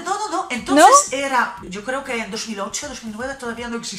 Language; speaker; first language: Spanish; non-native, fluent; Polish